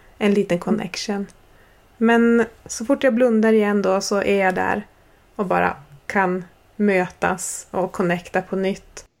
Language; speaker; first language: Swedish; native; Swedish